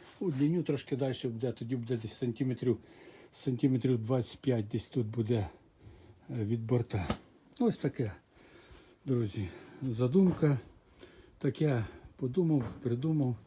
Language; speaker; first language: Ukrainian; native; Ukrainian